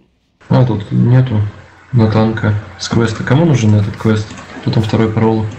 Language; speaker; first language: Russian; native; Russian